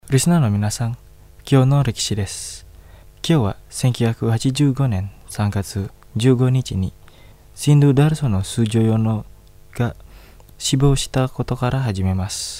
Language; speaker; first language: Japanese; non-native, fluent; Indonesian